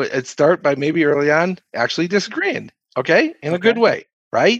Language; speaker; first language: English; native; English